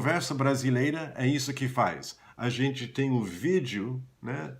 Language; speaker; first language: Portuguese; non-native, fluent; English